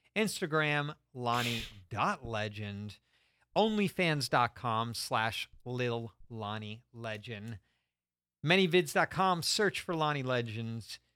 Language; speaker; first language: English; native; English